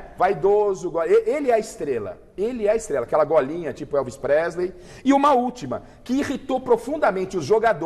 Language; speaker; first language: Portuguese; native; Portuguese